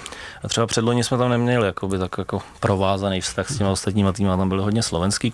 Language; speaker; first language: Czech; native; Czech